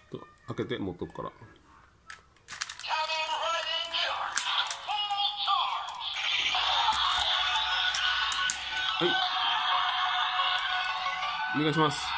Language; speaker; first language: Japanese; native; Japanese